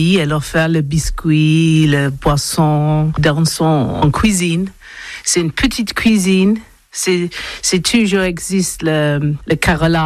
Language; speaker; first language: French; non-native, learner; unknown